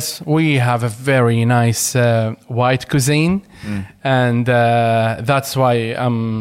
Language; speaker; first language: English; non-native, fluent; Arabic